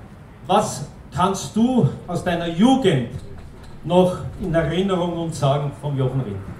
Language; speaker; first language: German; native; German